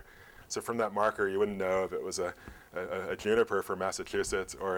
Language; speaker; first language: English; native; English